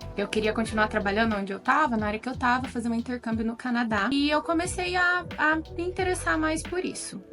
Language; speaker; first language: Portuguese; native; Portuguese